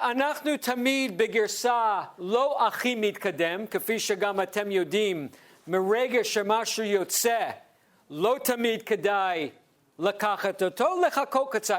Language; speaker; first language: Hebrew; non-native, fluent; English